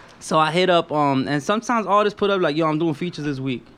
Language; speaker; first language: English; early bilingual, other home language; Spanish